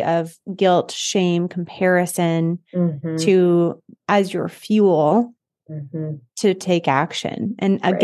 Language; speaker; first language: English; native; English